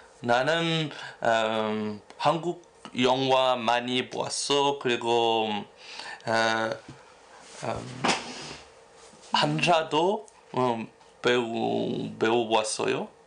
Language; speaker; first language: Korean; non-native, learner; French